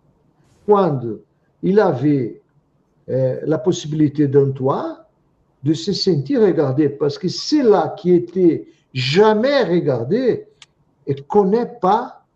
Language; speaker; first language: French; non-native, fluent; Portuguese